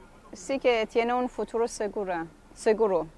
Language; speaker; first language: Spanish; non-native, learner; Persian